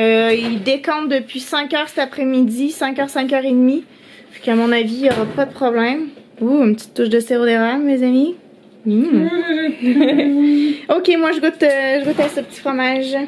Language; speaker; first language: French; native; French